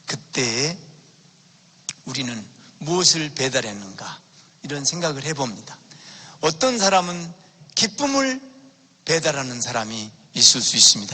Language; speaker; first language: Korean; native; Korean